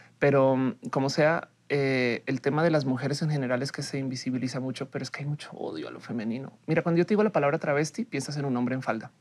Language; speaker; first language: Spanish; native; Spanish